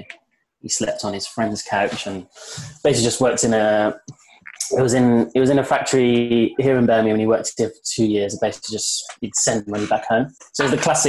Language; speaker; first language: English; native; English